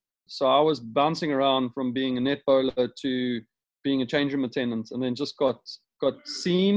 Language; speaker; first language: English; native; English